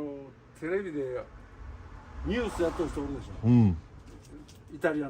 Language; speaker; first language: Japanese; native; Japanese